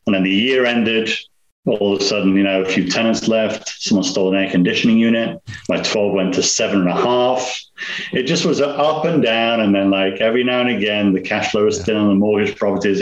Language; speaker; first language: English; native; English